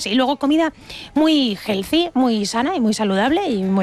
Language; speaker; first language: Spanish; native; Spanish